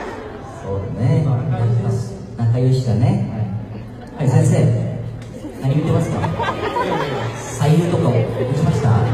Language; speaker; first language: Japanese; non-native, fluent; Korean